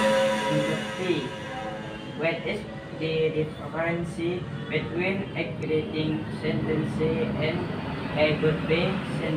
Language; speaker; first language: English; non-native, learner; Indonesian